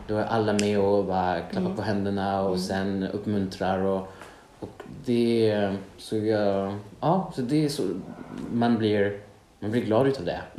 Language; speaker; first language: Swedish; non-native, fluent; French